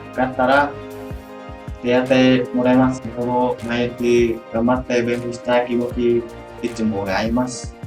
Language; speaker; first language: Japanese; non-native, learner; Vietnamese